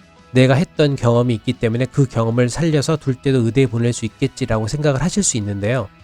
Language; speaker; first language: Korean; native; Korean